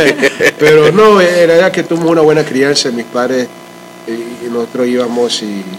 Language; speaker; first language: Spanish; early bilingual, heritage; Spanish